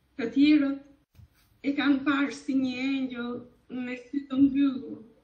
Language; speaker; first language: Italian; non-native, fluent; Albanian